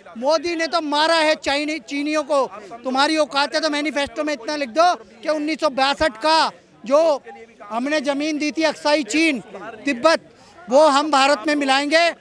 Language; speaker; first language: Hindi; native; Hindi